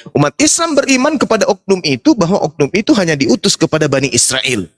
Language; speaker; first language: Indonesian; native; Indonesian